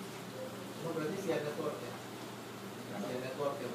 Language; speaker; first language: Indonesian; native; Indonesian